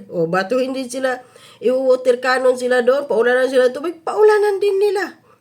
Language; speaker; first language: Filipino; non-native, local second language; Cebuano